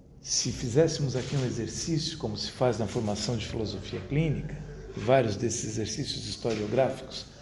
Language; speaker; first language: Portuguese; non-native, local second language; Italian